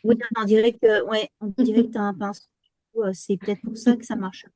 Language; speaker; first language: French; native; French